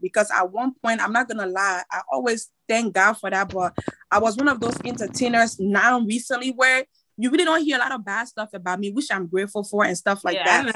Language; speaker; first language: English; non-native, fluent; French